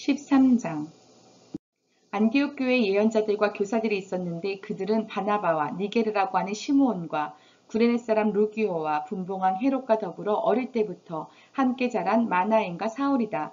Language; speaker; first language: Korean; native; Korean